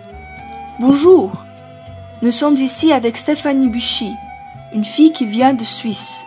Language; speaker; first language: French; non-native, learner; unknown